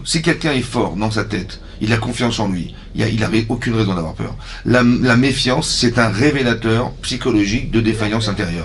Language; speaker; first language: French; native; French